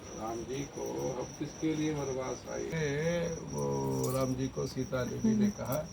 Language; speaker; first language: Hindi; non-native, local second language; Tamil